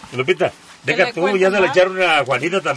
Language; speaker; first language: Spanish; native; Spanish